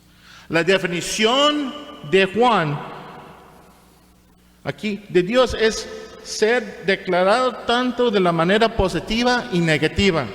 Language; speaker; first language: Spanish; non-native, fluent; English